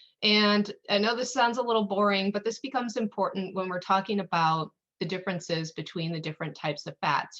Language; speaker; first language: English; native; English